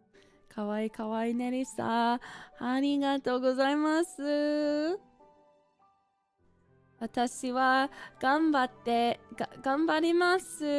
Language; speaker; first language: Japanese; non-native, learner; English